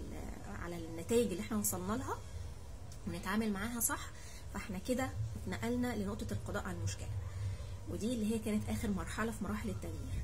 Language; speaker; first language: Arabic; native; Arabic